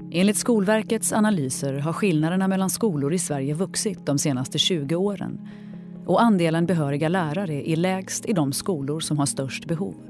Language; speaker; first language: Swedish; native; Swedish